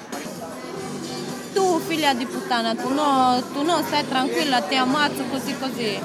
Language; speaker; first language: Italian; non-native, learner; Romanian